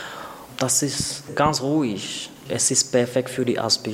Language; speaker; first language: German; non-native, learner; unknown